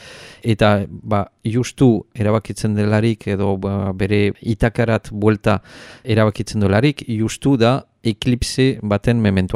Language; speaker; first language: Basque; native; Basque